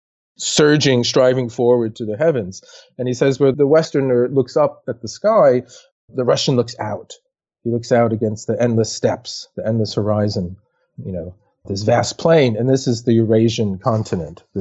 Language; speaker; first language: English; native; English